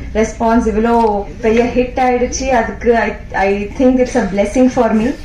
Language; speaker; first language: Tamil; non-native, learner; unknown